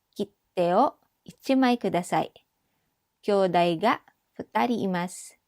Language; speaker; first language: Japanese; non-native, fluent; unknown